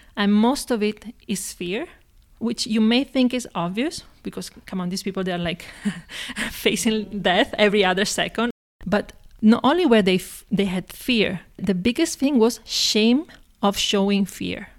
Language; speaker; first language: English; non-native, fluent; Italian